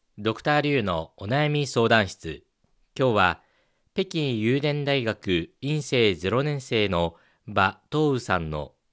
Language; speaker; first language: Japanese; non-native, fluent; Chinese